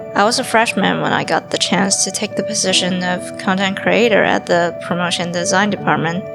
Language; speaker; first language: English; non-native, fluent; Chinese